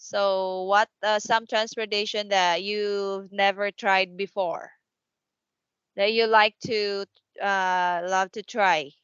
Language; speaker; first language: English; non-native, fluent; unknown